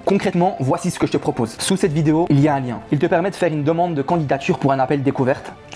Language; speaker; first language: French; native; French